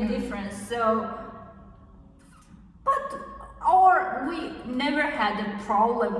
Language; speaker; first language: English; non-native, learner; Kazakh